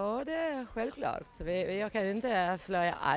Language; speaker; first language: Swedish; non-native, fluent; Lithuanian